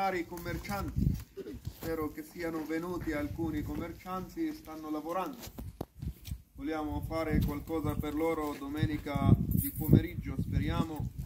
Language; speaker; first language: Italian; non-native, fluent; Arabic